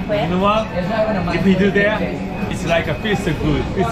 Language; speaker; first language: English; non-native, learner; Korean